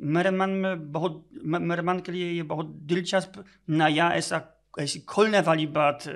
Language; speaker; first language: Hindi; non-native, fluent; Polish